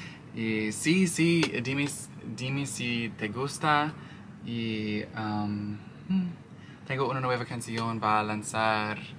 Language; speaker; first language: Spanish; non-native, learner; English